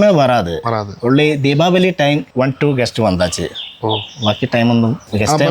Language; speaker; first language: Tamil; non-native, learner; Malayalam